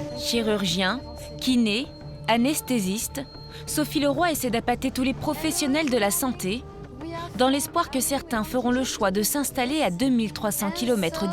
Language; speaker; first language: French; native; French